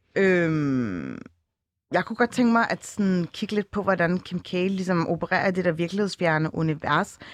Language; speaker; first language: Danish; early bilingual, other home language; Arabic